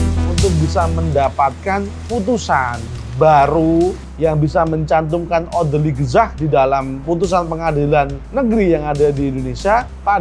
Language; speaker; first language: Indonesian; native; Indonesian